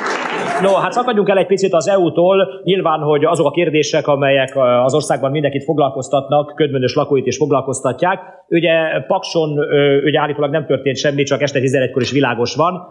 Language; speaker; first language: Hungarian; native; Hungarian